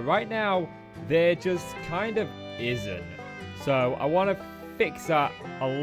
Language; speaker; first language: English; native; English